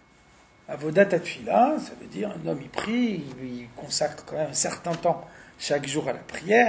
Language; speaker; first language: French; native; French